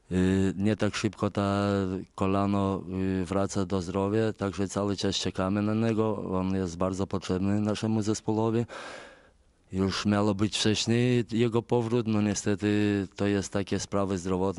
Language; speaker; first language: Polish; non-native, fluent; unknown